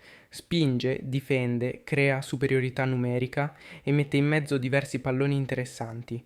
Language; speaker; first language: Italian; native; Italian